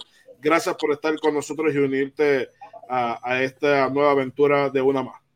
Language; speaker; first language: Spanish; native; Spanish